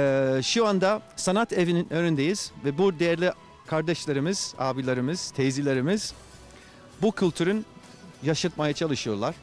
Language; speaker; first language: Turkish; non-native, fluent; English